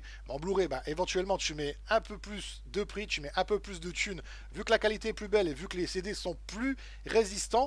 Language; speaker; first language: French; native; French